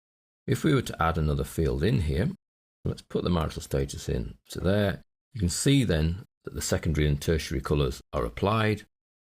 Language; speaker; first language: English; native; English